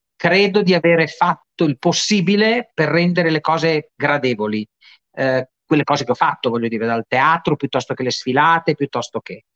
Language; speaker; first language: Italian; native; Italian